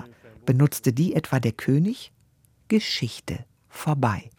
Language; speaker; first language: German; native; German